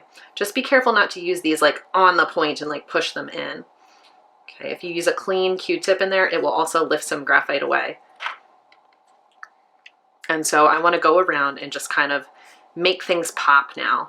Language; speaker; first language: English; native; English